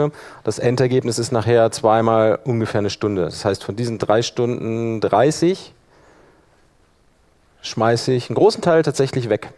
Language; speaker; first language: German; native; German